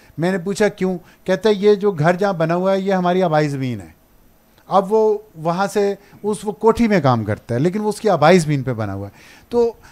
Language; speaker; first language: Urdu; non-native, local second language; Punjabi